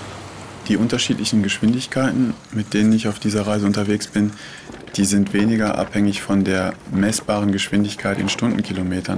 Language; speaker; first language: German; native; German